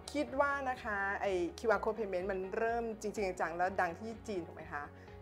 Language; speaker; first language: Thai; native; Thai